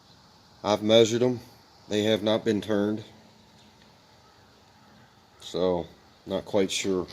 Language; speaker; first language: English; native; English